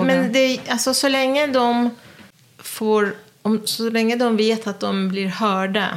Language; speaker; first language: Swedish; non-native, fluent; Persian